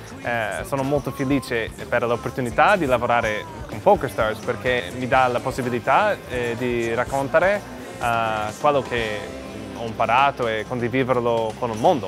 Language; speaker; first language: Italian; non-native, learner; English